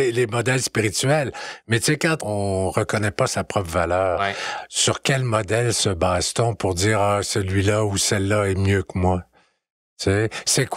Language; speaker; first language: French; native; French